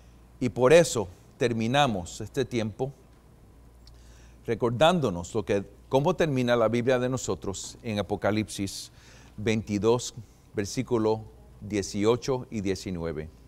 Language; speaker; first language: Spanish; non-native, fluent; English